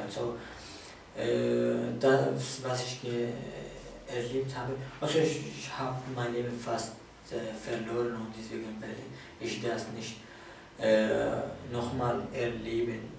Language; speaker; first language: German; non-native, fluent; Kurdish